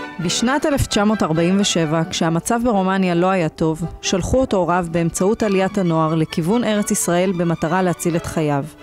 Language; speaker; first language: Hebrew; native; Hebrew